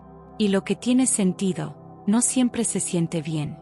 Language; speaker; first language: Spanish; native; Spanish